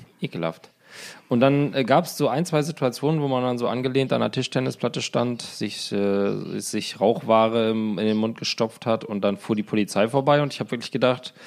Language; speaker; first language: German; native; German